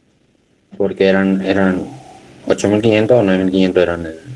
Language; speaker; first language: Spanish; native; Spanish